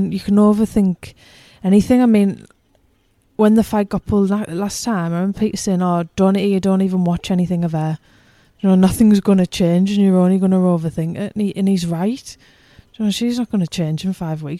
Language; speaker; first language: English; native; English